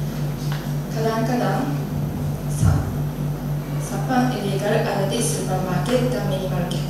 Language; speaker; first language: Indonesian; non-native, learner; Japanese